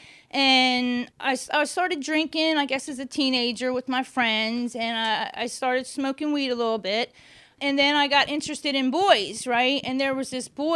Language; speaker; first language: English; native; English